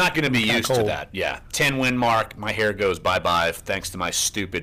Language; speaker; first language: English; native; English